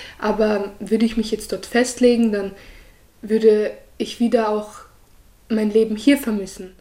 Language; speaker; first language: German; early bilingual, other home language; Croatian